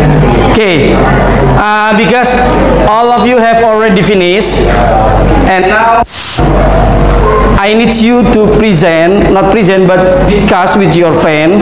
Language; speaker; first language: English; non-native, fluent; Indonesian